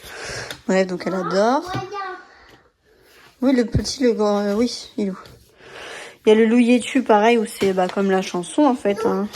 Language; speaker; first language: French; native; French